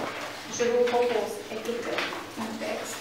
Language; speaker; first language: French; non-native, fluent; Russian